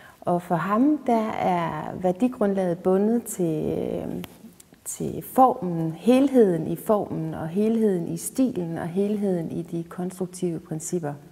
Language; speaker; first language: Danish; native; Danish